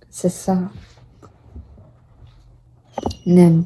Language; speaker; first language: French; non-native, learner; Portuguese